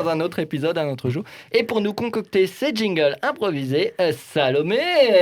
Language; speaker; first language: French; native; French